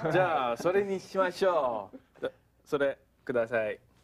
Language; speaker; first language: Japanese; non-native, fluent; English